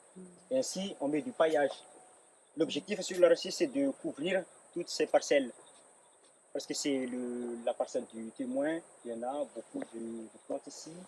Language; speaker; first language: French; non-native, local second language; Malagasy